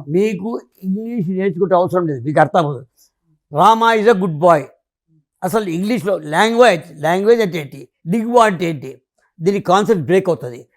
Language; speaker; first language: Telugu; native; Telugu